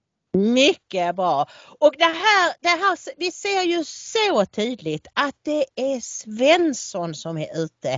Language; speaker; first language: Swedish; native; Swedish